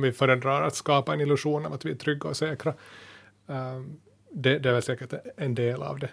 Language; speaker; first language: Swedish; native; Swedish